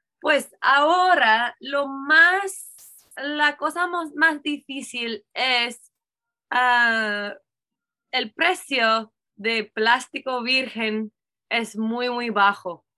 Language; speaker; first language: Spanish; non-native, learner; English